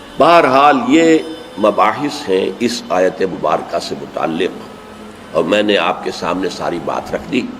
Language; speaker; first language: Urdu; native; Urdu